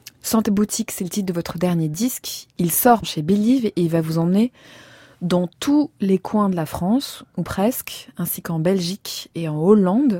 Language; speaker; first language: French; native; French